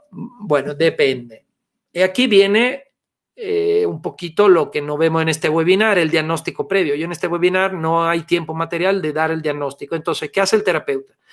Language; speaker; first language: Spanish; non-native, fluent; Italian